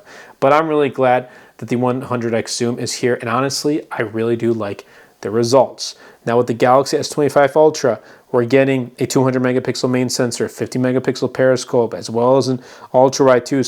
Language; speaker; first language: English; native; English